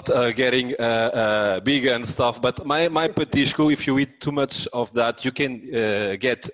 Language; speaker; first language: English; non-native, fluent; French